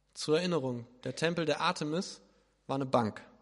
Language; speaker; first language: German; native; German